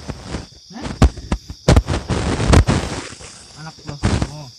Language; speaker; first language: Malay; non-native, local second language; Javanese